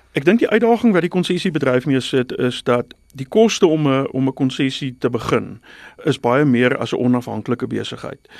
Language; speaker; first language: Afrikaans; non-native, local second language; English